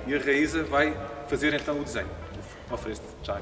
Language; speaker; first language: Portuguese; native; Portuguese